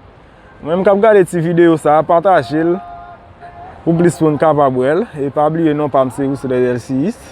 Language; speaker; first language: French; non-native, learner; Haitian Creole